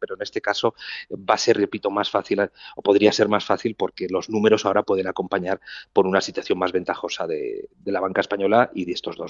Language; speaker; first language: Spanish; native; Spanish